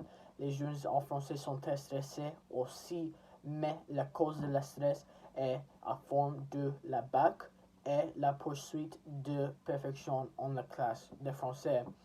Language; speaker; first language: French; non-native, learner; English